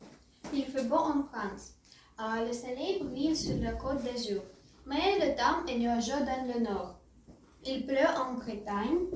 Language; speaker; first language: French; non-native, learner; Russian